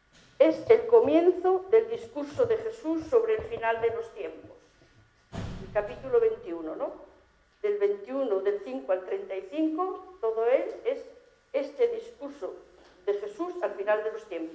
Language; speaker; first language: Spanish; native; Spanish